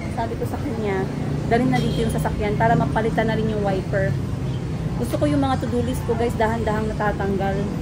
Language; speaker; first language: Filipino; non-native, local second language; Cebuano